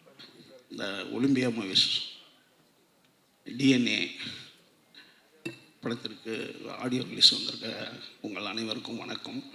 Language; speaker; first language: Tamil; native; Tamil